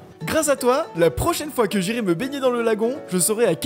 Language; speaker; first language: French; native; French